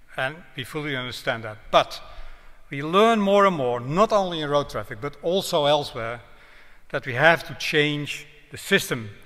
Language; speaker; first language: English; non-native, fluent; Dutch